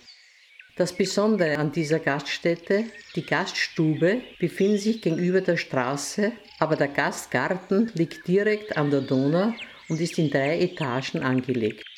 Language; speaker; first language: German; native; German